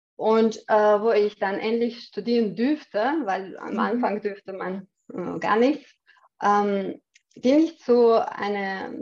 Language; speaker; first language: German; non-native, fluent; Russian